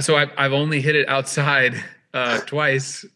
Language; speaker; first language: English; native; English